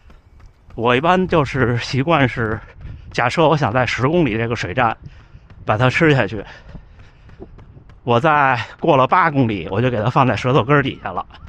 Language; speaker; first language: Chinese; native; Chinese